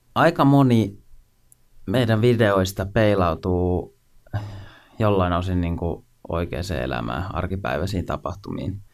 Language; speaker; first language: Finnish; native; Finnish